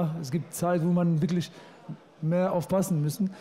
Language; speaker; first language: German; non-native, fluent; Arabic